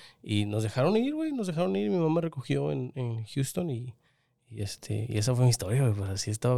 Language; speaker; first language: Spanish; early bilingual, heritage; Spanish